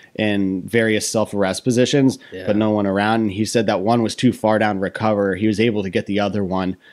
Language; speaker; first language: English; native; English